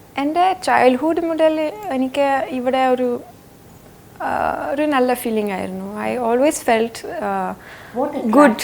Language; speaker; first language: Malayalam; non-native, fluent; French